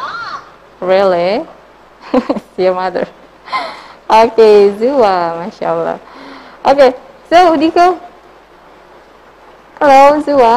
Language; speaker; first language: English; non-native, learner; Indonesian